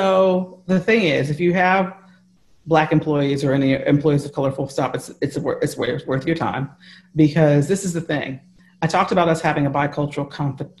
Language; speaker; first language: English; native; English